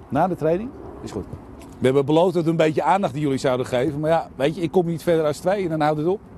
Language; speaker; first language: Dutch; native; Dutch